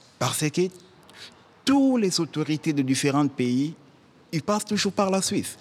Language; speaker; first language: French; non-native, local second language; Lingala